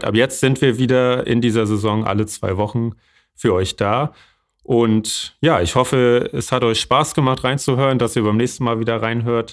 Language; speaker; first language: German; native; German